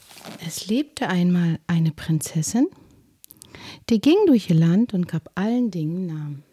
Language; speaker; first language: German; native; German